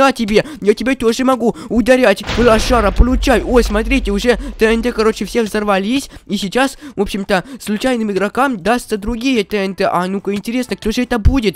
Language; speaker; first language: Russian; native; Russian